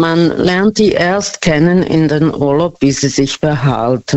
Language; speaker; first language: German; non-native, fluent; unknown